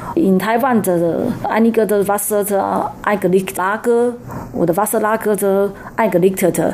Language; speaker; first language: German; non-native, learner; Chinese